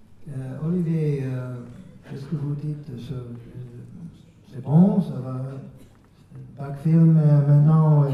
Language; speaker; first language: French; non-native, learner; English